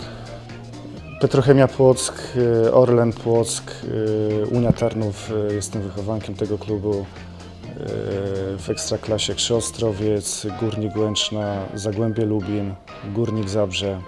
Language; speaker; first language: Polish; native; Polish